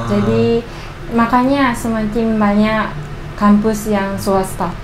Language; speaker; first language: Indonesian; non-native, learner; Japanese